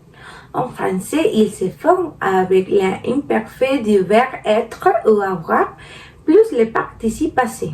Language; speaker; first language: French; non-native, learner; Spanish